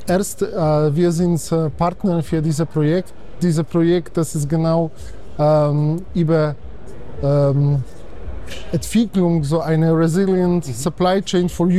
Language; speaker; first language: German; non-native, fluent; Polish